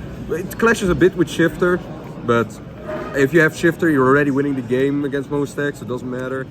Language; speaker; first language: English; non-native, fluent; Dutch